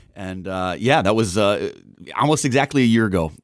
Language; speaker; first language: English; native; English